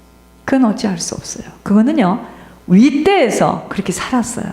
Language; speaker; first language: Korean; native; Korean